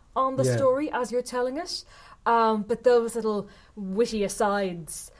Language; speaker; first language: English; native; English